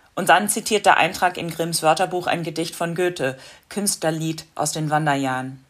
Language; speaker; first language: German; non-native, fluent; English